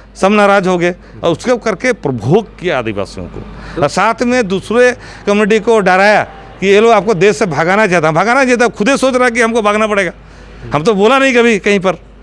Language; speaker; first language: Hindi; non-native, local second language; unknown